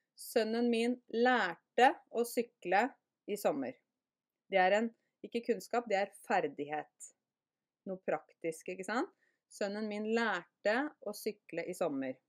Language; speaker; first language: Norwegian; native; Norwegian